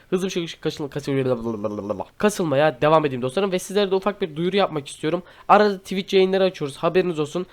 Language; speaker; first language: Turkish; native; Turkish